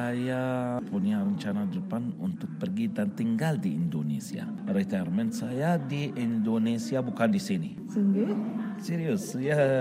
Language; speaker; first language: Indonesian; non-native, fluent; Arabic